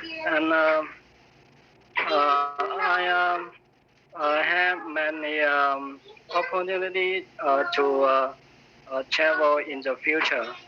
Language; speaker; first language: English; non-native, learner; Vietnamese